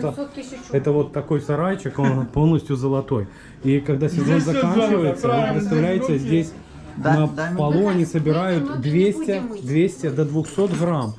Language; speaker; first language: Russian; native; Russian